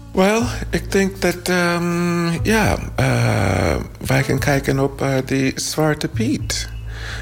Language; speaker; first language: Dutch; non-native, learner; English